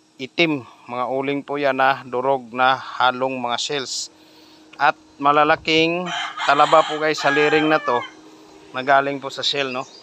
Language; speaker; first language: Filipino; non-native, local second language; Cebuano